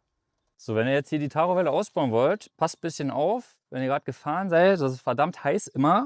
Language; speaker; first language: German; native; German